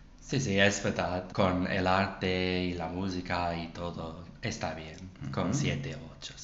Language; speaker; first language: Spanish; non-native, learner; English